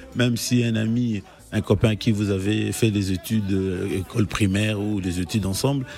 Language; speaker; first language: French; non-native, local second language; Lingala